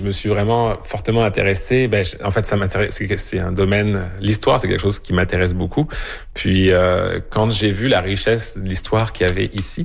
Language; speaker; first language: French; native; French